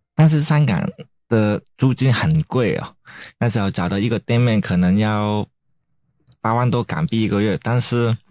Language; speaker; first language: Chinese; non-native, fluent; Cantonese